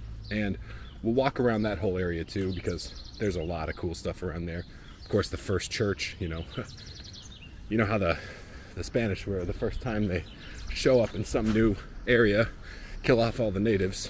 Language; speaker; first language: English; native; English